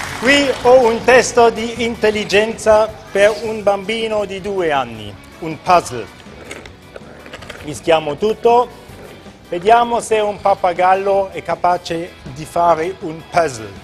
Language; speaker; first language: Italian; non-native, local second language; German